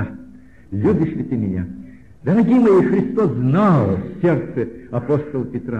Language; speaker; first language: Russian; native; Russian